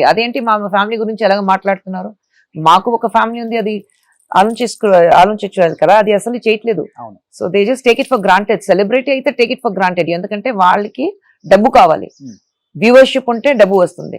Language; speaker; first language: Telugu; non-native, fluent; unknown